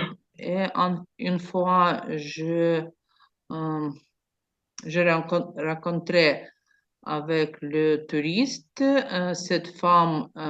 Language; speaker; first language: French; non-native, learner; Ukrainian